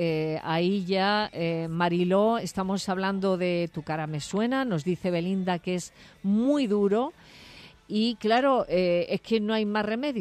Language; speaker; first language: Spanish; native; Spanish